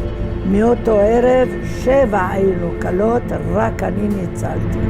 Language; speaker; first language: Hebrew; non-native, fluent; Arabic